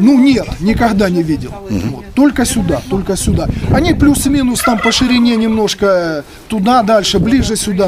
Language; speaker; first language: Russian; native; Russian